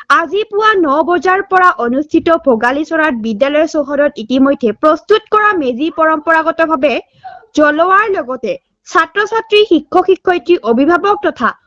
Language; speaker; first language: Assamese; native; Assamese